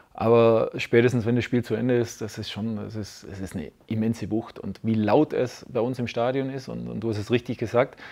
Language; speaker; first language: German; native; German